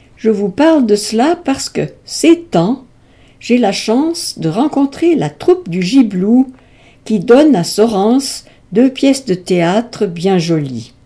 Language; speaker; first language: French; native; French